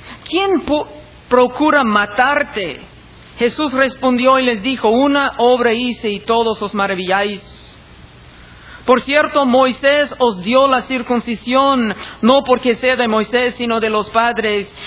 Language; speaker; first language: Spanish; non-native, fluent; English